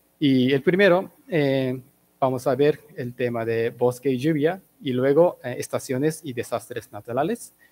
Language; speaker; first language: Spanish; non-native, fluent; Japanese